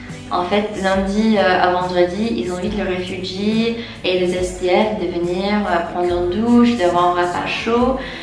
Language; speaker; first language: French; non-native, fluent; English